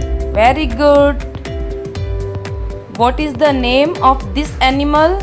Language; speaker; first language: English; non-native, local second language; Hindi